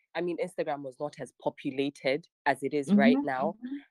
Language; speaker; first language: English; non-native, local second language; Hausa